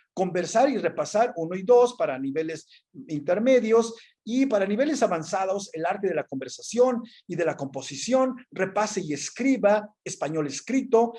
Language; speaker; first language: Spanish; native; Spanish